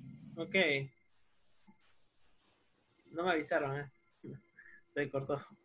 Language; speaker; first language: Spanish; native; Spanish